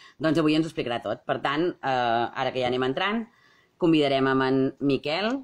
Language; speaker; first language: Catalan; native; Catalan